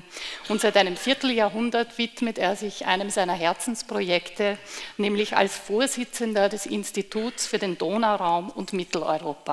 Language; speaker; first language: German; native; German